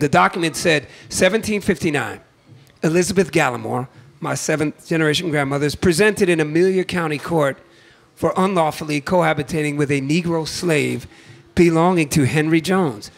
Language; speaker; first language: English; native; English